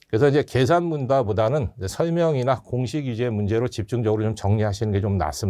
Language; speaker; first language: Korean; native; Korean